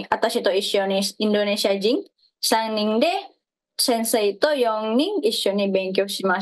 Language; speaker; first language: Japanese; non-native, fluent; Indonesian